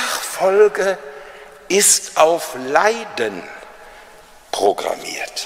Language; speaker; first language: German; native; German